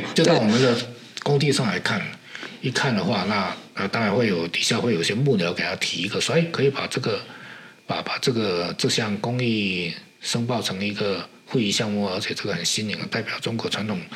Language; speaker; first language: Chinese; non-native, local second language; Min Nan Chinese